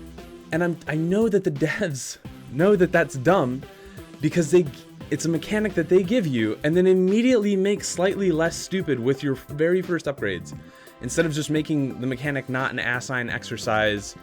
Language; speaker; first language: English; native; English